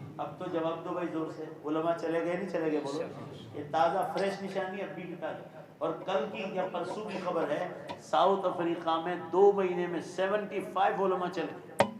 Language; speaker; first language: Urdu; non-native, local second language; Gujarati